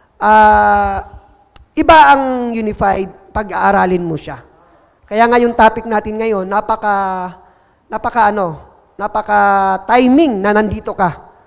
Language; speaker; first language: Filipino; non-native, local second language; Cebuano